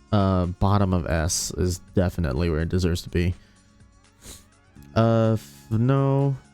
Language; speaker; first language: English; native; English